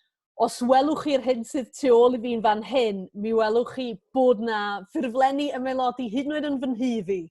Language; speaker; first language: Welsh; native; Welsh